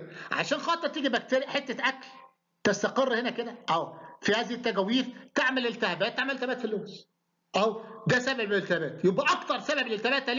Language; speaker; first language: Arabic; native; Arabic